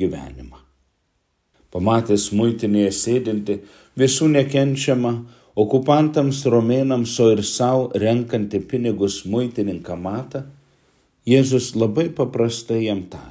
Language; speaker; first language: Lithuanian; native; Lithuanian